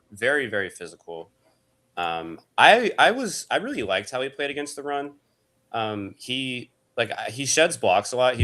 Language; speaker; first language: English; native; English